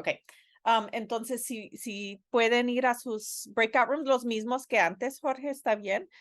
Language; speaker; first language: Spanish; non-native, fluent; English